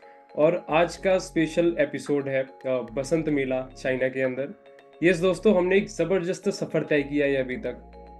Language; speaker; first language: Hindi; native; Hindi